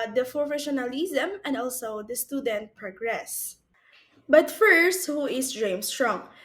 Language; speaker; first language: English; non-native, local second language; Filipino